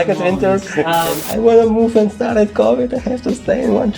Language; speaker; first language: English; non-native, learner; Russian